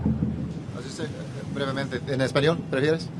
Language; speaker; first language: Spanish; early bilingual, heritage; English